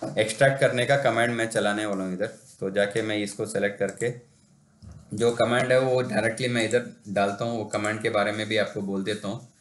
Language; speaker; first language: Hindi; non-native, local second language; Tamil